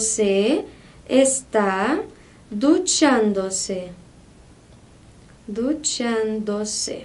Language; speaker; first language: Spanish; non-native, fluent; Portuguese